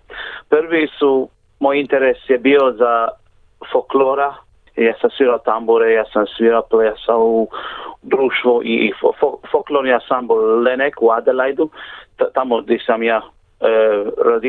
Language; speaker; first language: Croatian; early bilingual, heritage; English